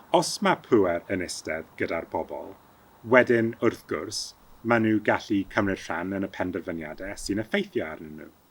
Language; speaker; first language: Welsh; early bilingual, heritage; Welsh